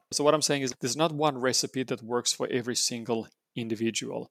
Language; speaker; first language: English; non-native, fluent; Romanian